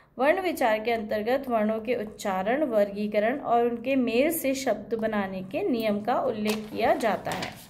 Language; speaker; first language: Hindi; native; Hindi